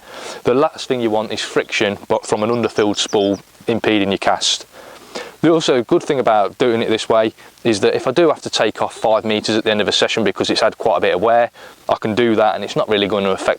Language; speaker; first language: English; native; English